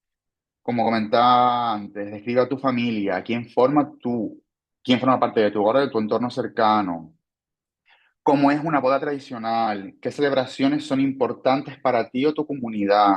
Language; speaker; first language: Spanish; native; Spanish